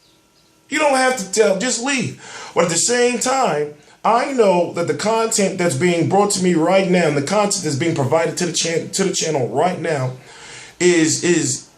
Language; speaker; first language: English; native; English